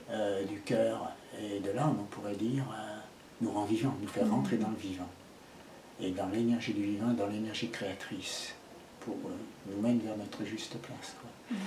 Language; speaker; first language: French; native; French